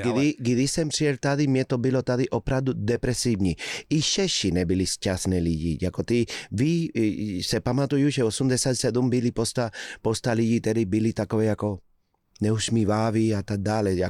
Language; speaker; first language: Czech; non-native, fluent; Spanish